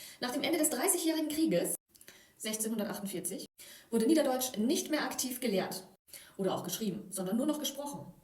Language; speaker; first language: German; native; German